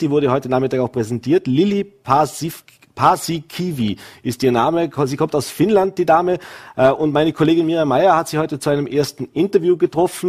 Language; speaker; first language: German; native; German